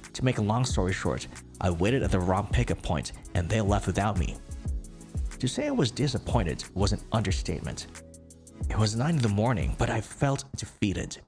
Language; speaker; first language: English; non-native, local second language; Cebuano